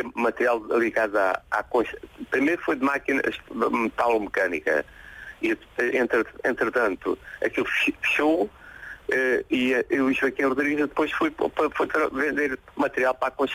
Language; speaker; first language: Portuguese; native; Portuguese